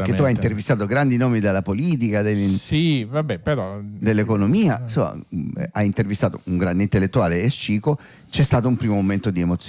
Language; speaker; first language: Italian; native; Italian